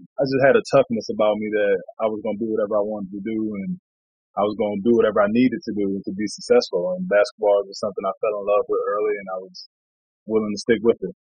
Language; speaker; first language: English; native; English